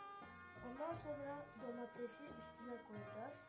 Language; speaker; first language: Turkish; non-native, learner; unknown